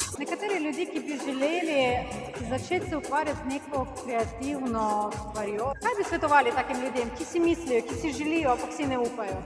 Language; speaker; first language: Slovenian; non-native, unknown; Ukrainian